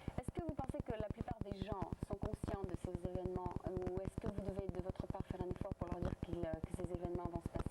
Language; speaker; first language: French; native; French